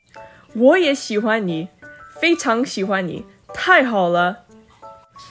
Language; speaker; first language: Chinese; non-native, learner; English